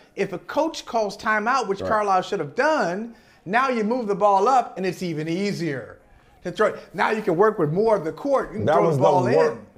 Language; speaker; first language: English; native; English